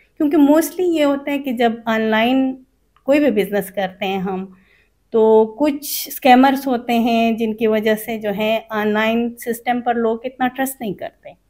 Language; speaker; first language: Urdu; non-native, local second language; Khowar